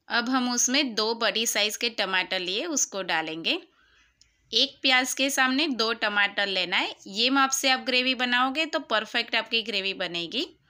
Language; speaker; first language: Hindi; non-native, local second language; Gujarati